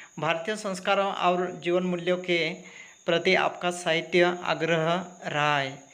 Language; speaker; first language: Hindi; non-native, local second language; Marathi